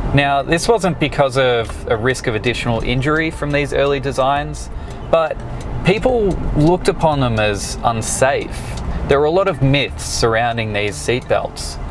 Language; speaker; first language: English; native; English